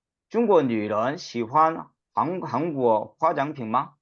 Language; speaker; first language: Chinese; non-native, fluent; Korean